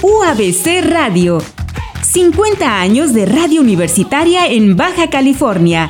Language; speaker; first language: Spanish; native; Spanish